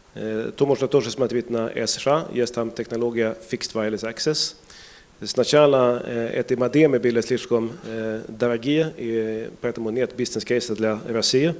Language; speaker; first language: Russian; non-native, fluent; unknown